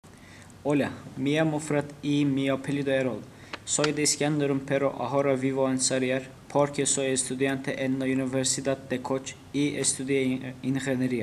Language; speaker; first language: Spanish; non-native, learner; Turkish